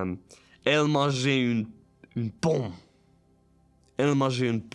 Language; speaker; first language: French; non-native, learner; German